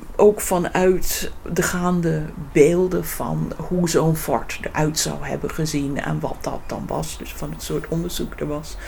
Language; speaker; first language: Dutch; non-native, fluent; English